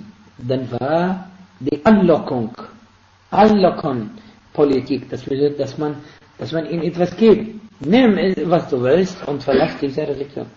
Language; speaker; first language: German; non-native, fluent; Arabic